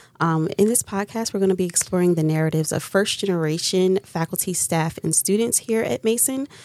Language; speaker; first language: English; native; English